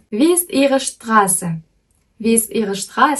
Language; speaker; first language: German; non-native, fluent; Kyrgyz